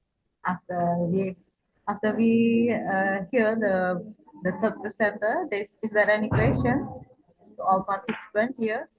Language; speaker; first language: English; non-native, fluent; Indonesian